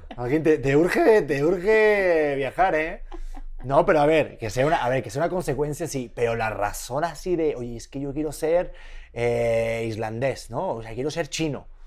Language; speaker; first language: Spanish; native; Spanish